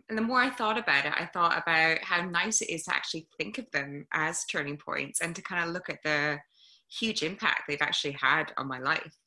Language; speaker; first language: English; native; English